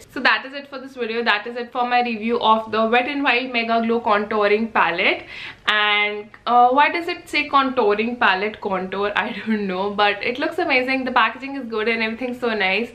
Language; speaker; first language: English; non-native, local second language; Hindi